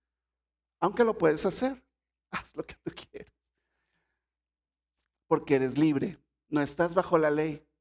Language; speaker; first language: Spanish; native; Spanish